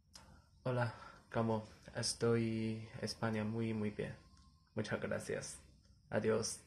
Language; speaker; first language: Spanish; non-native, learner; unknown